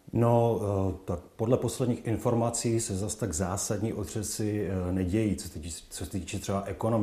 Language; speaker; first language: Czech; native; Czech